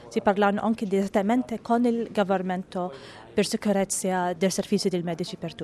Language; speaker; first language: Italian; non-native, learner; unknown